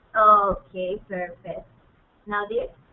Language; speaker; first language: English; non-native, fluent; Spanish